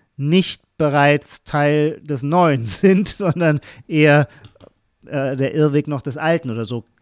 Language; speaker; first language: German; native; German